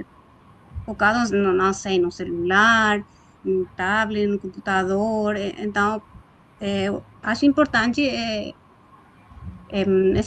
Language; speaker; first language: Portuguese; non-native, fluent; Spanish